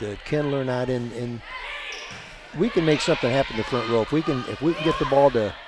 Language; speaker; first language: English; native; English